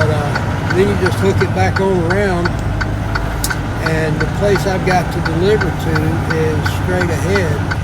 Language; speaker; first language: English; native; English